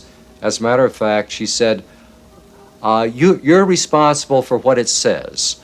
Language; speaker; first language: English; native; English